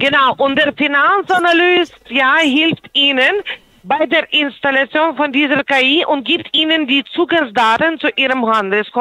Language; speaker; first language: German; non-native, fluent; Polish